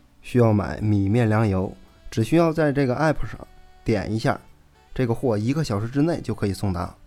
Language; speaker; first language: Chinese; native; Chinese